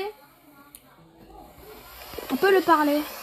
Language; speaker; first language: French; native; French